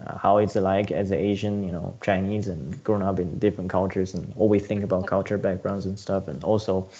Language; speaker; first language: English; non-native, fluent; Chinese